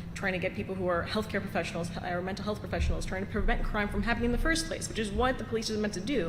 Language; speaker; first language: English; early bilingual, other home language; Italian